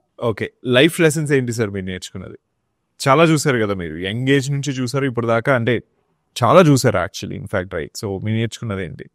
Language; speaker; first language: Telugu; native; Telugu